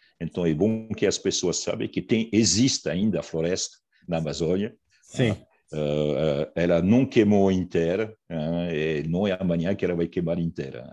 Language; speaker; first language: Portuguese; non-native, fluent; French